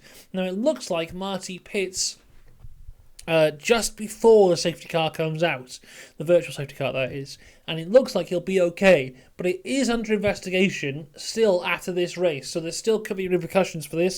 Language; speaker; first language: English; native; English